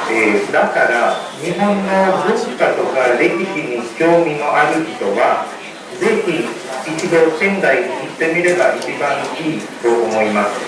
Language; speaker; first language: Japanese; non-native, fluent; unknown